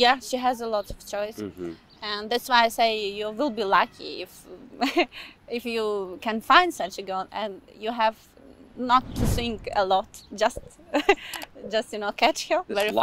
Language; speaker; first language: English; non-native, fluent; Ukrainian